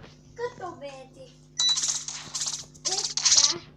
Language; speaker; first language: Finnish; native; Finnish